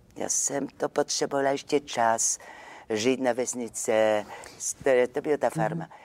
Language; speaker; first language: Czech; non-native, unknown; French